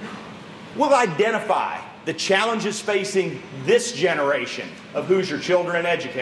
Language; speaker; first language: English; native; English